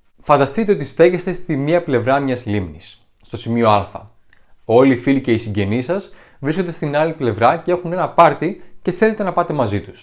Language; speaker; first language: Greek; native; Greek